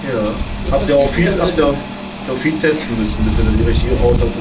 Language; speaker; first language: German; native; German